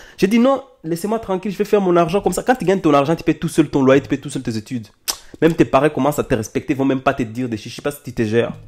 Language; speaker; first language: French; non-native, local second language; Lingala